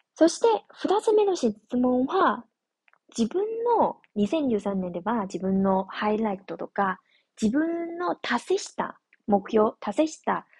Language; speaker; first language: Japanese; non-native, fluent; Chinese